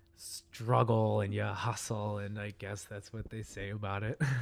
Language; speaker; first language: English; native; English